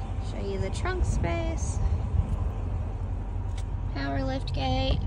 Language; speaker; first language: English; native; English